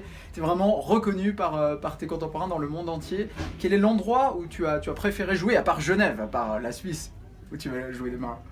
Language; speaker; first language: French; native; French